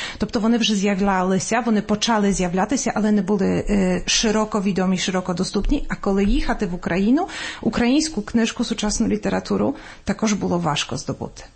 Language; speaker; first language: Ukrainian; early bilingual, heritage; Ukrainian